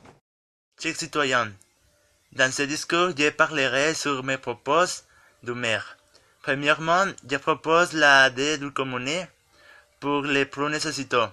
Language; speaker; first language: French; non-native, learner; Spanish